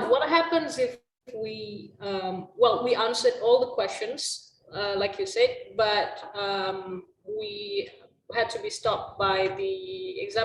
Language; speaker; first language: English; non-native, learner; Indonesian